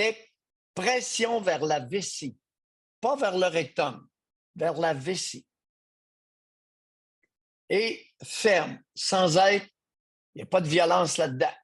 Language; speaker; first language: French; native; French